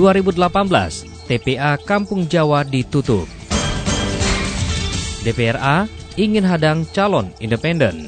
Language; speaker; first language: Indonesian; native; Indonesian